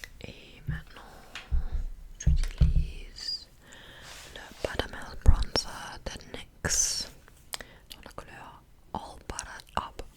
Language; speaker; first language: French; non-native, fluent; English